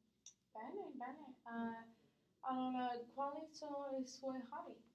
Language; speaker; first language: Italian; non-native, learner; English